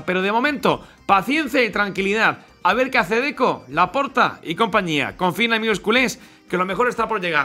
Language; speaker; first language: Spanish; native; Spanish